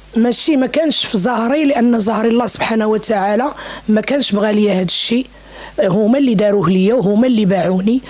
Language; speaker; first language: Arabic; native; Arabic